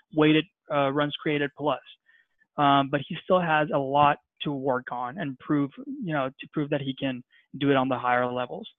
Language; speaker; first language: English; non-native, fluent; Spanish